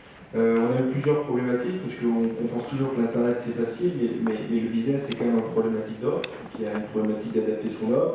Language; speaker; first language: French; native; French